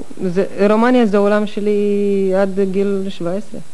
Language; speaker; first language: Hebrew; non-native, fluent; Romanian